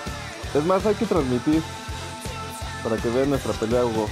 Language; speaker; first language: Spanish; native; Spanish